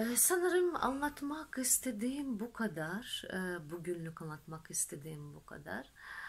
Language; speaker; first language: Turkish; non-native, fluent; Russian